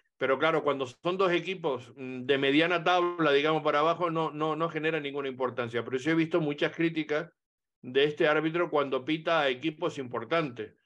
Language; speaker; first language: Spanish; native; Spanish